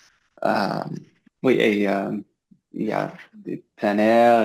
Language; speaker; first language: French; non-native, learner; English